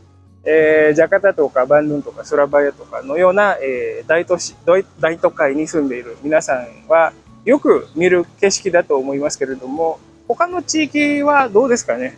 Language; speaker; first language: Japanese; non-native, fluent; Indonesian